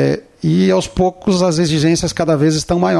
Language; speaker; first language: Portuguese; native; Portuguese